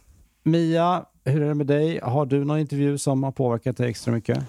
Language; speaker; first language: Swedish; native; Swedish